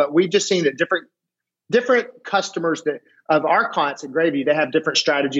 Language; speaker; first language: English; native; English